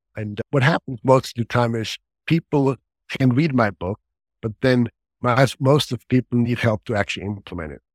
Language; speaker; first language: English; non-native, fluent; German